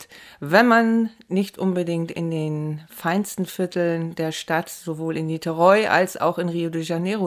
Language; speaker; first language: German; native; German